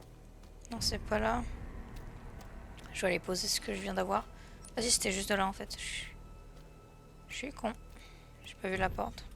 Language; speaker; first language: French; native; French